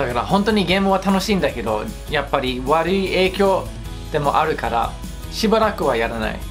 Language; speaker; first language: Japanese; non-native, fluent; English